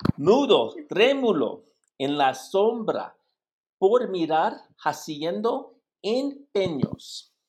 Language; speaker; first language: Spanish; non-native, learner; English